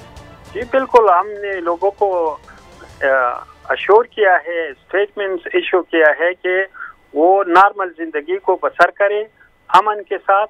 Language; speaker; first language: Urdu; non-native, fluent; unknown